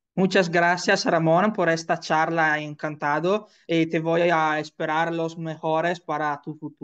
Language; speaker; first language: Spanish; non-native, learner; Italian